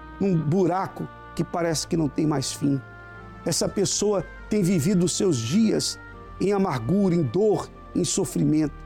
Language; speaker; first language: Portuguese; native; Portuguese